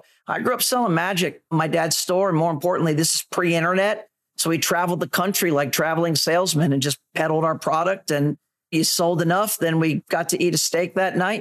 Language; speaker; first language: English; native; English